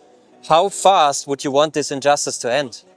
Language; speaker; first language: English; non-native, fluent; German